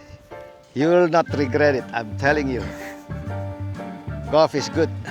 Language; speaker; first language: English; non-native, fluent; Indonesian